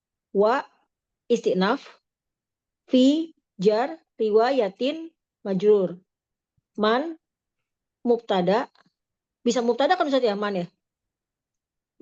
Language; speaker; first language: Arabic; non-native, learner; Indonesian